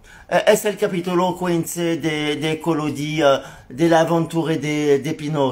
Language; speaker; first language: Spanish; non-native, learner; French